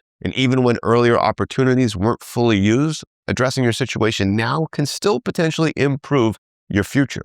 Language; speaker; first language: English; native; English